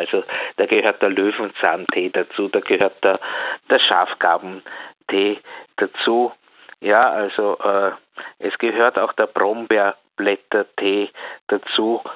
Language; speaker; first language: German; native; German